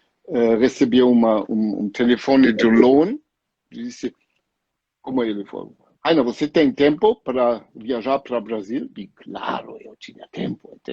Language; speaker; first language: Portuguese; non-native, fluent; German